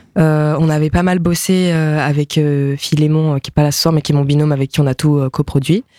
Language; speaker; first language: French; early bilingual, other home language; Japanese